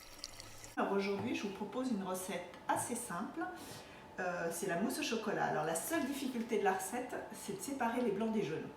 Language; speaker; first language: French; native; French